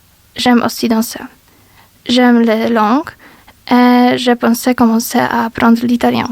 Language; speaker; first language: French; non-native, learner; Polish